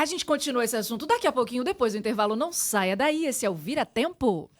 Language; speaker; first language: Portuguese; native; Portuguese